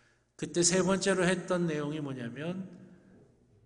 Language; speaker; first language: Korean; native; Korean